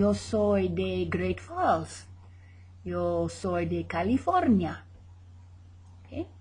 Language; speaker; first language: Spanish; non-native, fluent; English